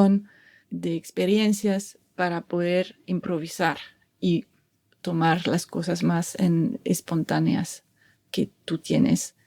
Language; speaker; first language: Spanish; non-native, fluent; French